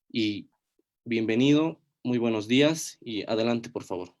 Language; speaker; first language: Spanish; native; Spanish